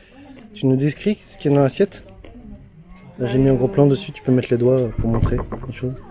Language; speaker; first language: French; native; French